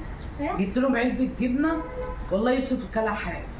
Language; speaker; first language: Arabic; native; Arabic